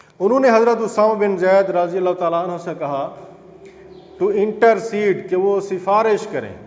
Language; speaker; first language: Urdu; non-native, local second language; Saraiki